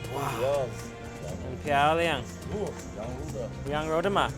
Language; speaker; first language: Chinese; non-native, learner; English